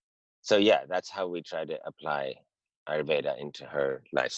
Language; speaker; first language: English; early bilingual, heritage; English